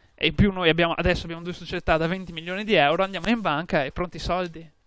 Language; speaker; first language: Italian; native; Italian